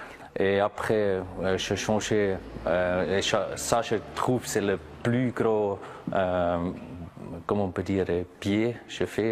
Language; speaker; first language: French; non-native, local second language; German